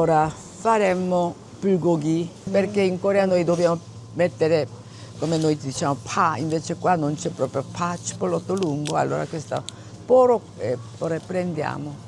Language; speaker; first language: Italian; non-native, fluent; Korean